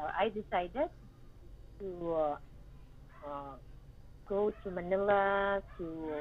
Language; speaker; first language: English; non-native, local second language; Hiligaynon